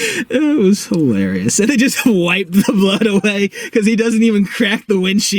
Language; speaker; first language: English; native; English